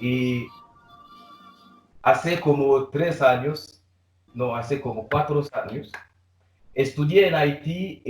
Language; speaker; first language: Spanish; non-native, learner; Haitian Creole